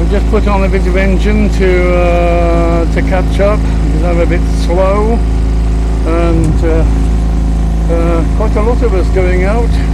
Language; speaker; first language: English; native; English